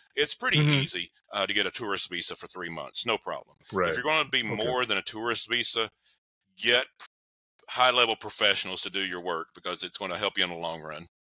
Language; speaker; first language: English; native; English